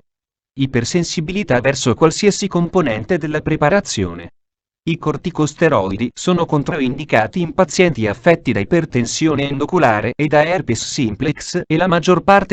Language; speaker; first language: Italian; native; Italian